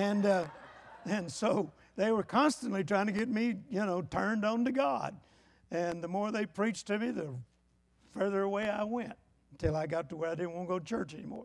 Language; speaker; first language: English; native; English